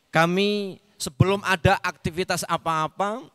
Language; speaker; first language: Indonesian; native; Indonesian